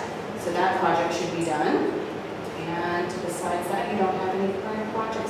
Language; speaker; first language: English; native; English